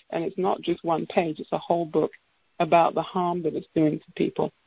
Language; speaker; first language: English; native; English